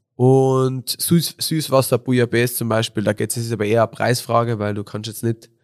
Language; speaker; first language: German; native; German